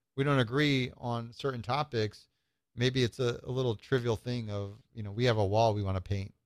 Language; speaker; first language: English; native; English